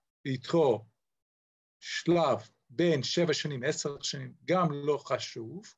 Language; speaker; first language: Hebrew; non-native, fluent; English